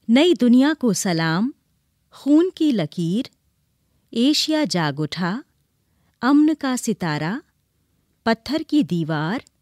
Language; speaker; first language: Urdu; native; Urdu